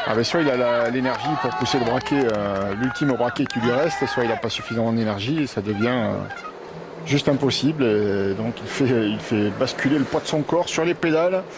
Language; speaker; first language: French; native; French